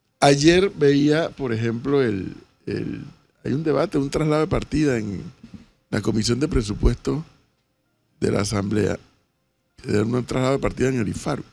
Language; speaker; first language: Spanish; native; Spanish